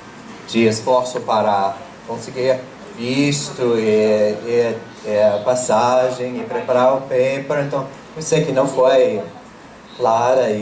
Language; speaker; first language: Portuguese; non-native, fluent; English